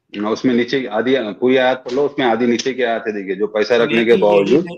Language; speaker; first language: Hindi; non-native, local second language; Urdu